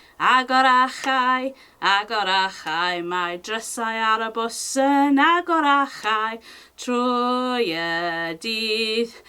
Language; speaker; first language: Welsh; non-native, local second language; English